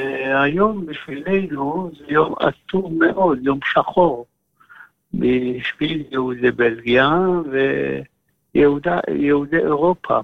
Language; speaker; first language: Hebrew; non-native, fluent; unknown